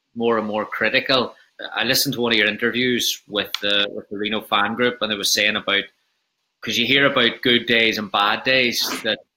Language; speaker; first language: English; native; English